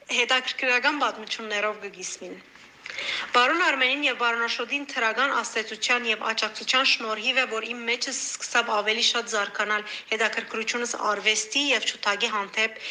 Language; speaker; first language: Armenian; native; Armenian